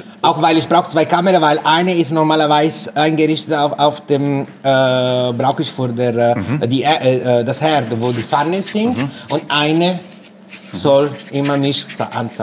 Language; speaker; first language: German; non-native, fluent; Italian